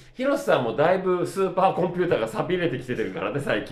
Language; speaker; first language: Japanese; native; Japanese